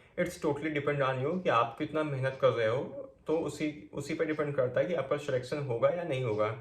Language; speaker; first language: Hindi; native; Hindi